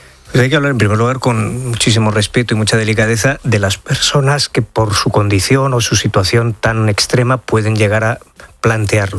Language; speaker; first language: Spanish; native; Spanish